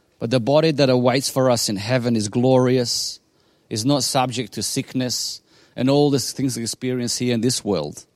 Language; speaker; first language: English; non-native, fluent; Bosnian